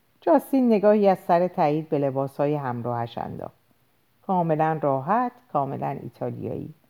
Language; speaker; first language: Persian; native; Persian